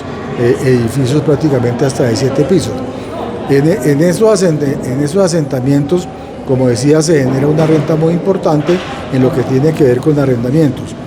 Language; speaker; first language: Spanish; native; Spanish